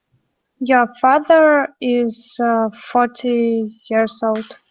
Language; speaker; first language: English; non-native, learner; Russian